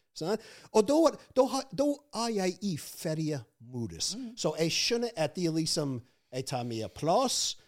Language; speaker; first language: Norwegian; non-native, fluent; English